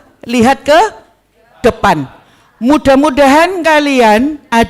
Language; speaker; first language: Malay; non-native, local second language; Javanese